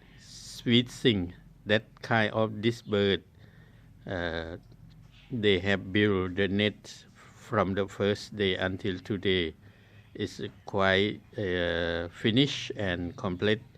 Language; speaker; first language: English; non-native, learner; Thai